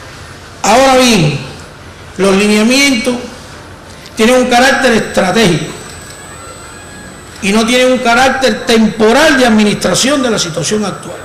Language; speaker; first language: Spanish; native; Spanish